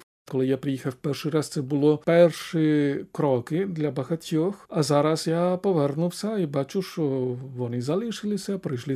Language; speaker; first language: Ukrainian; non-native, fluent; Spanish